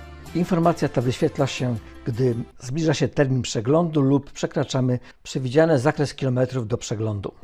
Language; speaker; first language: Polish; native; Polish